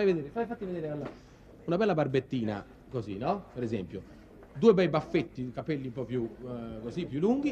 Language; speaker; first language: Italian; native; Italian